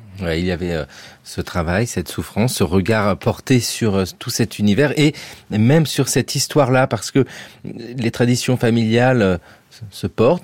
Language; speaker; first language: French; native; French